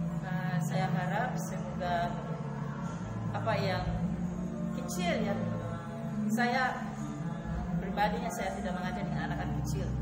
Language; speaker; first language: Indonesian; non-native, learner; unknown